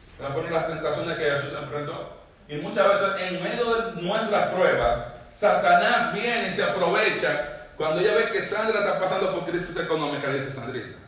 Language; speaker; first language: Spanish; native; Spanish